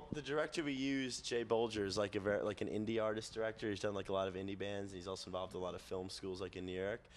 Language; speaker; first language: English; native; English